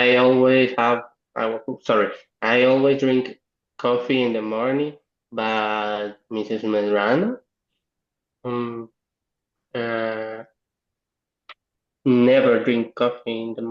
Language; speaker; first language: English; non-native, learner; Spanish